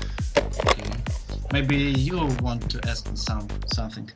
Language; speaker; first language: English; non-native, learner; Ukrainian